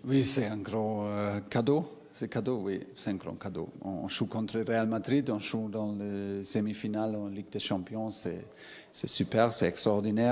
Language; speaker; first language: French; non-native, learner; German